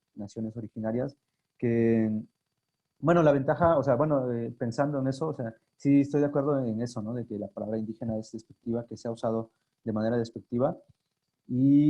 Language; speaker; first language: Spanish; non-native, local second language; Zapotec